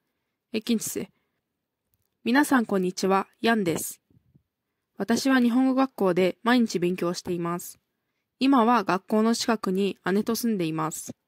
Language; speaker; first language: Japanese; non-native, fluent; Kyrgyz